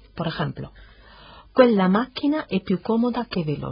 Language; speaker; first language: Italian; non-native, fluent; Spanish